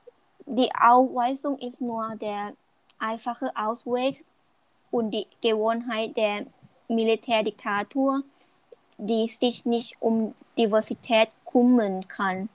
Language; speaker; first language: German; non-native, learner; Thai